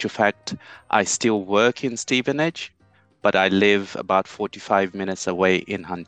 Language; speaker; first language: English; non-native, local second language; Bemba